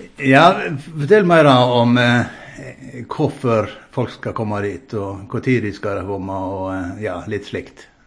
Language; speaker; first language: Norwegian; native; Norwegian